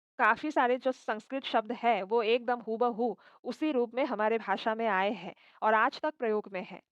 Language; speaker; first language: Hindi; non-native, local second language; Assamese